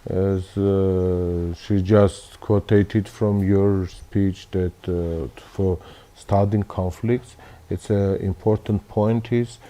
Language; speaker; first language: English; non-native, learner; Armenian